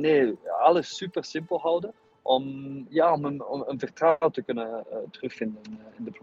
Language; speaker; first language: Dutch; non-native, fluent; English